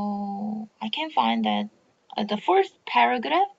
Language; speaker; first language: English; non-native, learner; Korean